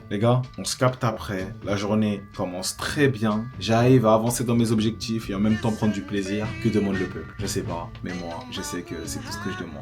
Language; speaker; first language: French; native; French